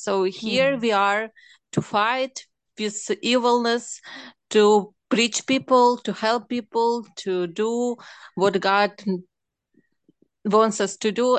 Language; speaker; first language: English; non-native, fluent; Ukrainian